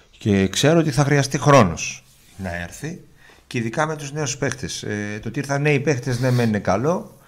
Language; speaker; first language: Greek; early bilingual, heritage; Greek